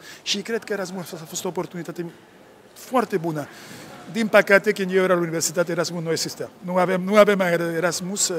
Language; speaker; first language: Romanian; non-native, learner; Spanish